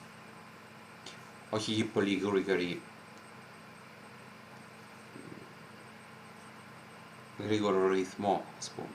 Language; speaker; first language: Greek; non-native, fluent; Italian